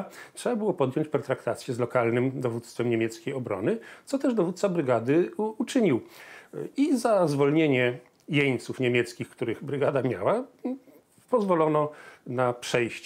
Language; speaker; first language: Polish; native; Polish